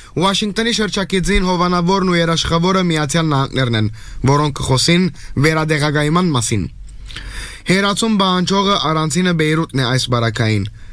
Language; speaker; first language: Armenian; native; Armenian